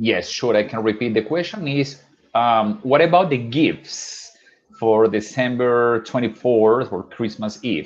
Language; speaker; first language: English; non-native, fluent; Spanish